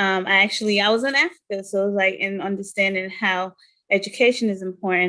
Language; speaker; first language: English; non-native, fluent; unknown